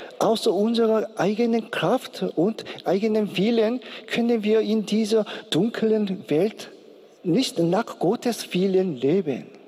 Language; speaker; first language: German; non-native, learner; Korean